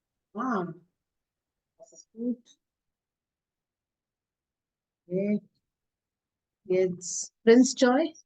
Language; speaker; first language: German; non-native, fluent; Hindi